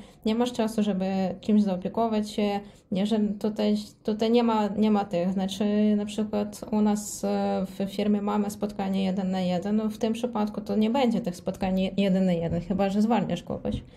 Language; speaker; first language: Polish; non-native, fluent; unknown